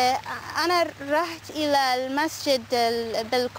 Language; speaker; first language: Arabic; non-native, learner; English